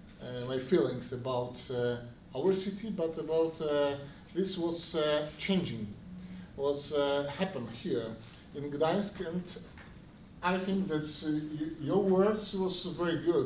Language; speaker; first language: English; non-native, learner; Polish